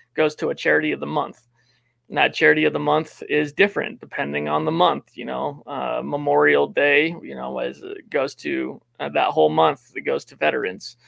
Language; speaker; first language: English; native; English